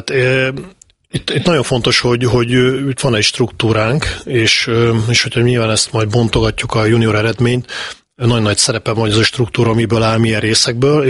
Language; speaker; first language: Hungarian; native; Hungarian